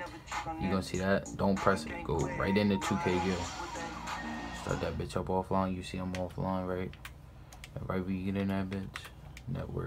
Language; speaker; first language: English; native; English